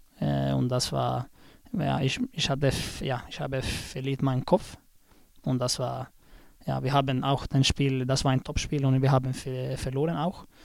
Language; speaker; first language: German; non-native, learner; Swedish